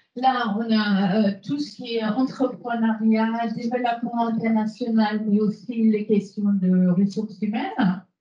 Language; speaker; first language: French; non-native, fluent; German